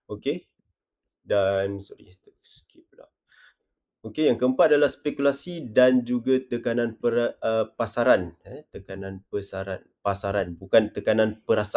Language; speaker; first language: Malay; native; Malay